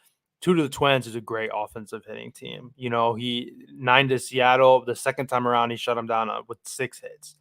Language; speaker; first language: English; native; English